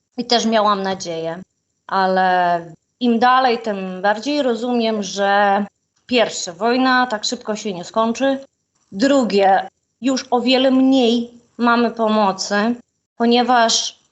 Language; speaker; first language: Polish; non-native, fluent; Ukrainian